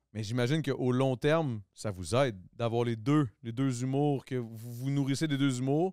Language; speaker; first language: French; native; French